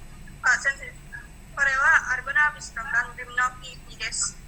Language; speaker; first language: Japanese; non-native, learner; Indonesian